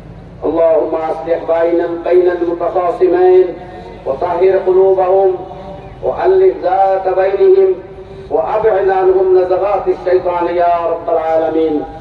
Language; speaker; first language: Arabic; non-native, fluent; Bangla